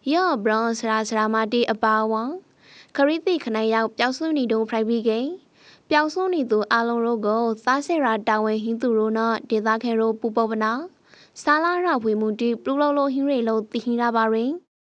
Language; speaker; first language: Burmese; native; Burmese